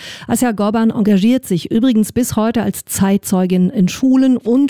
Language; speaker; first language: German; native; German